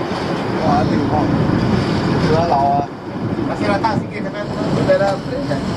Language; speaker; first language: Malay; non-native, local second language; Chinese